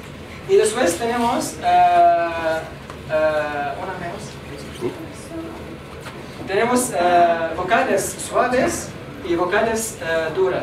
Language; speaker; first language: Spanish; non-native, learner; Arabic